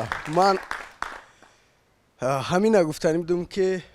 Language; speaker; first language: Persian; native; Persian